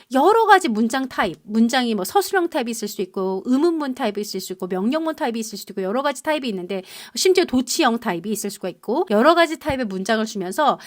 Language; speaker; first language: Korean; native; Korean